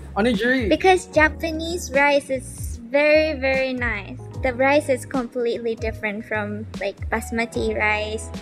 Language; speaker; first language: English; non-native, fluent; Japanese